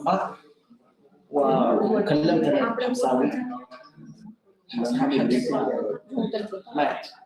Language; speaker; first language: Arabic; native; Arabic